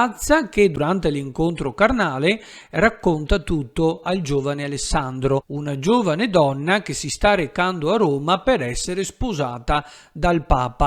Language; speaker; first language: Italian; native; Italian